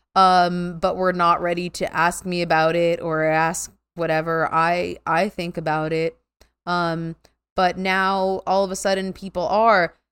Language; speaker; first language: English; native; English